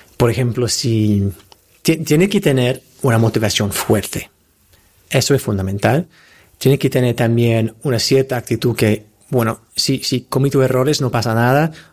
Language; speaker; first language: Spanish; non-native, fluent; English